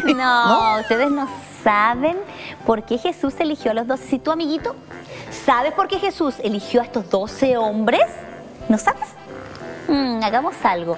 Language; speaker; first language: Spanish; native; Spanish